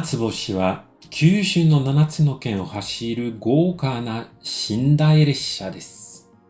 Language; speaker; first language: Japanese; non-native, fluent; French